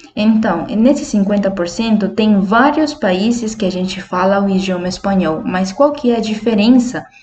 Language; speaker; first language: Portuguese; non-native, fluent; Spanish